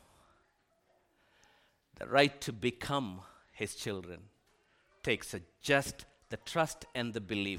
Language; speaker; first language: English; non-native, local second language; Telugu